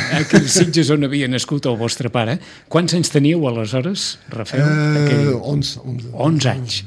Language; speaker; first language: Catalan; native; Catalan